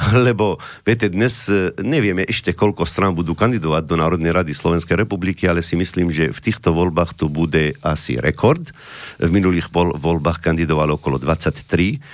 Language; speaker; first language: Slovak; non-native, fluent; Arabic